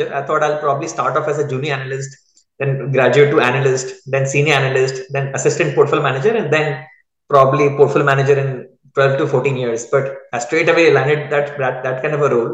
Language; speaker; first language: English; non-native, local second language; Hindi